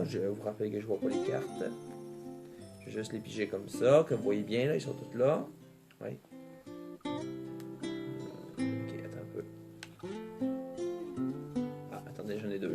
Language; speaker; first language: French; native; French